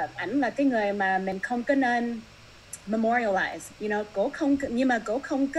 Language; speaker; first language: Vietnamese; early bilingual, heritage; Vietnamese